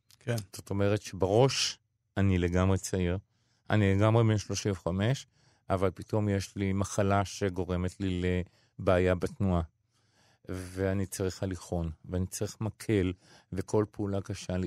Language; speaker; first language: Hebrew; native; Hebrew